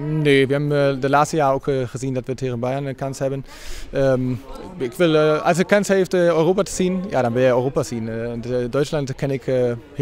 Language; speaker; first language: Dutch; non-native, fluent; German